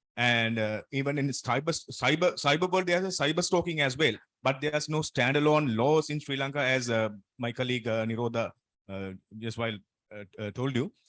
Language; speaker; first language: English; non-native, local second language; Sinhala